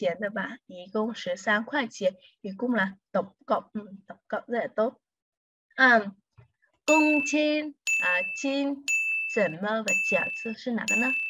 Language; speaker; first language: Chinese; non-native, fluent; Vietnamese